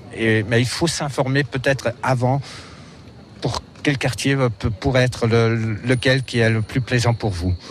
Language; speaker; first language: French; non-native, fluent; German